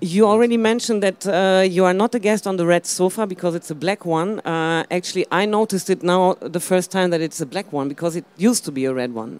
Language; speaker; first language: English; non-native, fluent; German